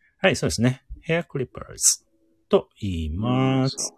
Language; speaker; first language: Japanese; native; Japanese